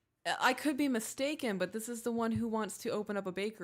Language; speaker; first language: English; native; English